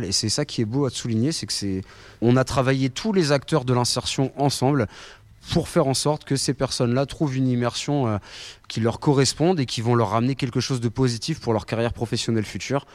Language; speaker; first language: French; native; French